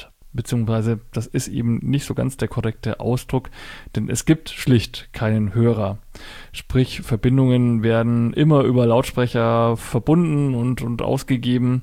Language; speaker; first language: German; native; German